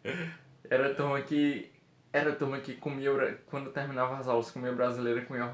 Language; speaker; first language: Portuguese; native; Portuguese